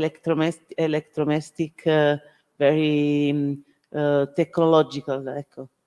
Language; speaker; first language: English; non-native, learner; Italian